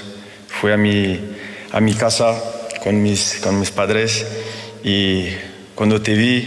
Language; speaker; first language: Spanish; non-native, fluent; French